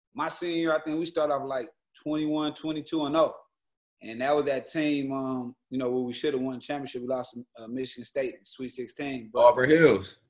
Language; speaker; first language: English; native; English